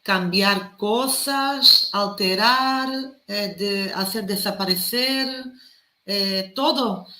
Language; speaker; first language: Spanish; non-native, fluent; Portuguese